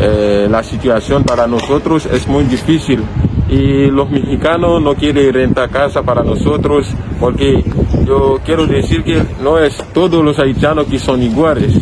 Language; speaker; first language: Spanish; non-native, learner; Haitian Creole